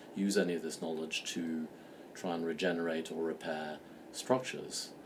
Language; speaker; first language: English; native; English